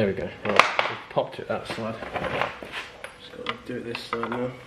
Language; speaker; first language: English; native; English